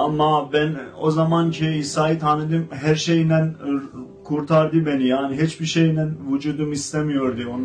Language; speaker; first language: Turkish; non-native, fluent; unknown